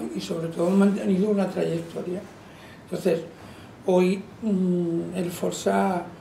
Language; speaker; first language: Spanish; non-native, local second language; Catalan